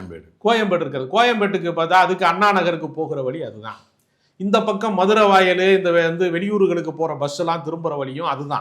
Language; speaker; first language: Tamil; native; Tamil